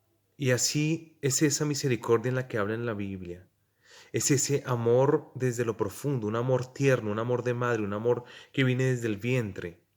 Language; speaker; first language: Spanish; native; Spanish